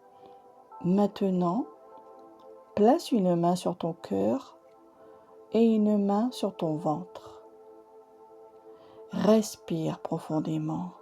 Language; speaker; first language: French; native; French